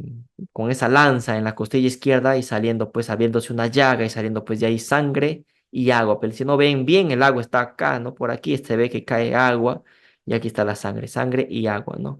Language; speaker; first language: Spanish; native; Spanish